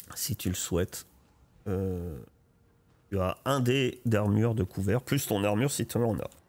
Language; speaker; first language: French; native; French